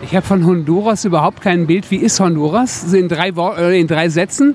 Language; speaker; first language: German; native; German